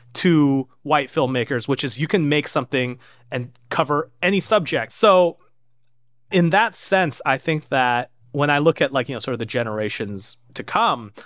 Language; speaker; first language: English; native; English